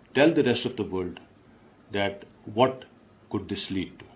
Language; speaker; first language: English; non-native, local second language; Urdu